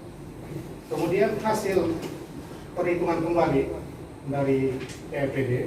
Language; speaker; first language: Indonesian; native; Indonesian